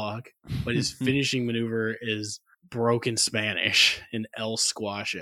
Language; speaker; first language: English; native; English